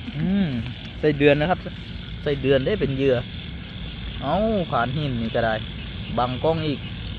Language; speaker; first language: Thai; native; Thai